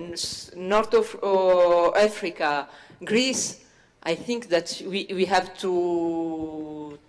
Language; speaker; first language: English; non-native, learner; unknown